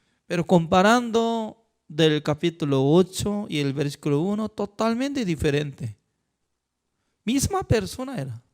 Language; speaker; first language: Spanish; non-native, fluent; Korean